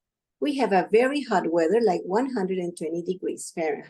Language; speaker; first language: English; non-native, learner; Spanish